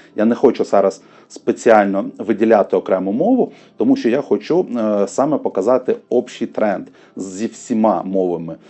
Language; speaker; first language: Ukrainian; non-native, local second language; Russian